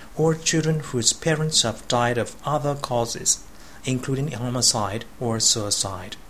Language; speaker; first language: English; non-native, fluent; Japanese